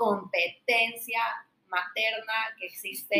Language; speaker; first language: Spanish; native; Spanish